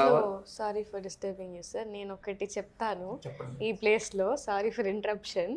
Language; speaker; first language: Telugu; non-native, learner; Tamil